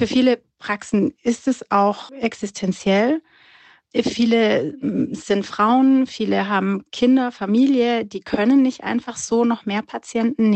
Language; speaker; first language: German; native; German